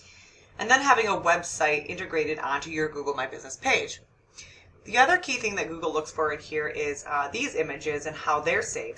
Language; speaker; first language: English; native; English